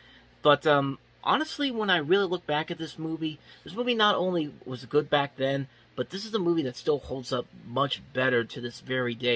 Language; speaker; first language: English; native; English